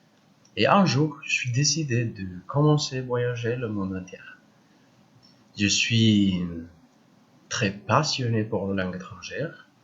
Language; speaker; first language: French; non-native, learner; Spanish